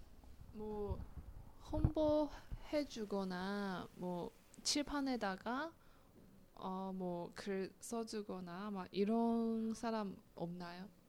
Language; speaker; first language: Korean; non-native, fluent; Chinese